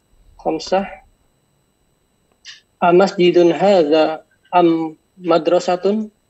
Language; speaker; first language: Arabic; non-native, learner; Indonesian